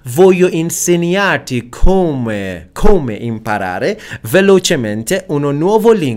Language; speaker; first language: Italian; non-native, learner; Persian